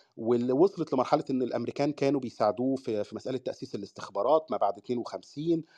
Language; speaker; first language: Arabic; native; Arabic